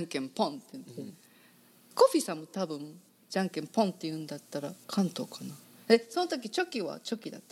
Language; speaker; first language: Japanese; native; Japanese